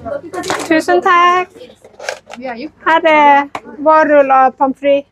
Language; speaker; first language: Norwegian; non-native, learner; Thai